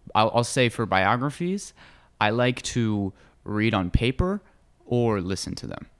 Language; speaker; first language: English; native; English